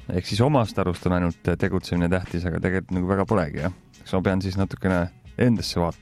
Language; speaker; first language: Estonian; native; Estonian